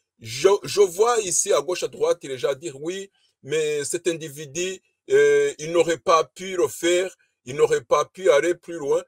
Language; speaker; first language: French; non-native, local second language; Kinyarwanda